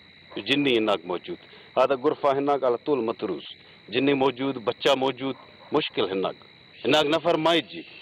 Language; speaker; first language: Arabic; non-native, learner; Hindi